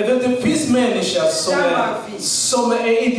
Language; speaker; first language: Swedish; non-native, learner; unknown